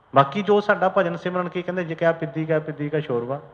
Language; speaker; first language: Hindi; non-native, local second language; Punjabi